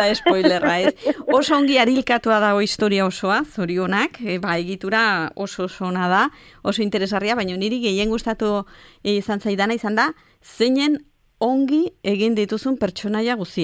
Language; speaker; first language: Basque; native; Basque